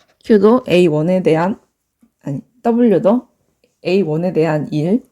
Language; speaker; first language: Korean; native; Korean